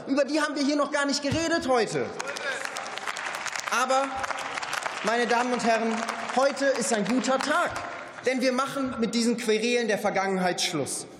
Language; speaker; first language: German; native; German